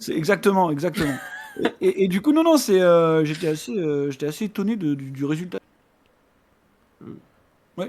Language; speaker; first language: French; native; French